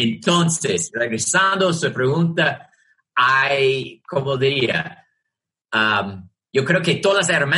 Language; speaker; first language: Spanish; non-native, fluent; English